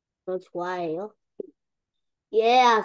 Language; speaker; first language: English; non-native, learner; Korean